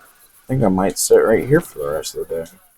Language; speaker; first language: English; native; English